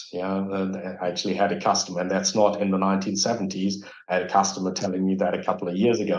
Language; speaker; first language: English; non-native, fluent; German